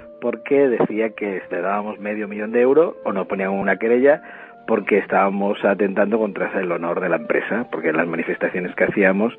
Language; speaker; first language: Spanish; native; Spanish